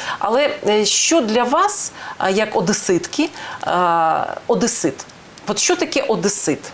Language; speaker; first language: Ukrainian; non-native, local second language; Russian